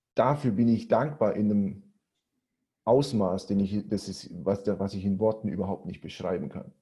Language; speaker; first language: German; native; German